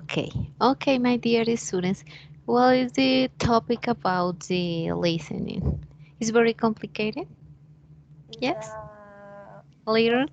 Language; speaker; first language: English; non-native, fluent; Spanish